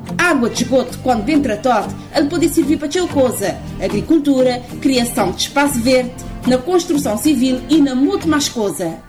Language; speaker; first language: Portuguese; non-native, local second language; Kabuverdianu